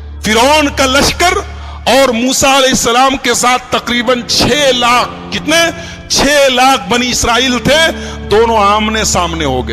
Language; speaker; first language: Urdu; native; Urdu